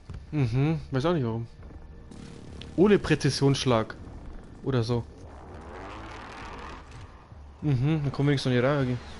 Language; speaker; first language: German; native; German